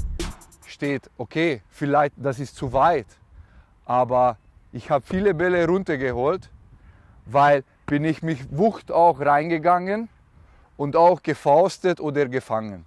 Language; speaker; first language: German; non-native, learner; Hungarian